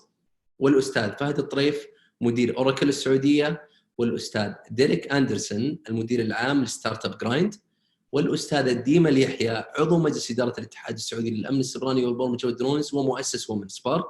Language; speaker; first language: Arabic; native; Arabic